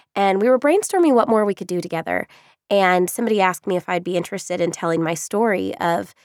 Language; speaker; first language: English; native; English